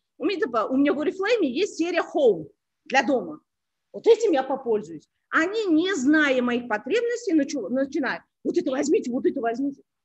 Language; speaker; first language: Russian; non-native, local second language; Uzbek